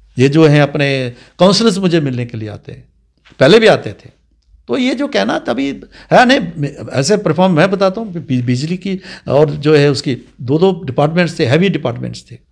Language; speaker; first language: Hindi; non-native, local second language; Dogri